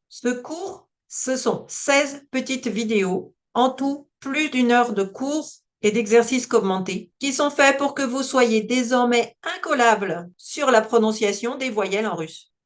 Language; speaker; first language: French; native; French